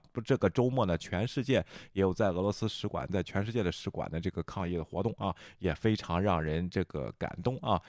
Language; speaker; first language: Chinese; native; Chinese